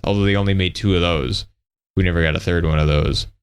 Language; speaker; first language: English; native; English